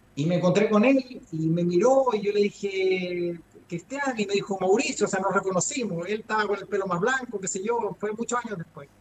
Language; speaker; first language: Spanish; native; Spanish